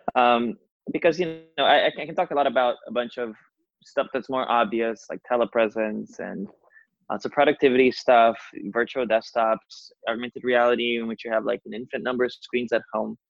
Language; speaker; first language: English; non-native, fluent; Portuguese